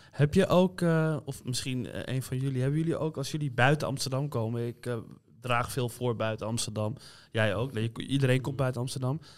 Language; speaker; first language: Dutch; native; Dutch